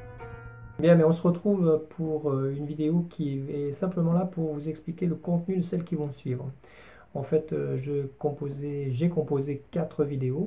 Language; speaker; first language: French; native; French